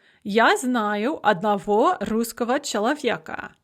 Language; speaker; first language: Russian; non-native, fluent; English